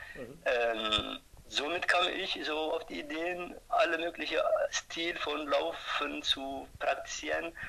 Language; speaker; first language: German; non-native, fluent; Turkish